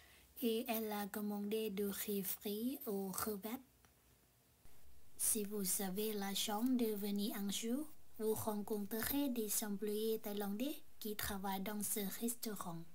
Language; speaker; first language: French; non-native, learner; Thai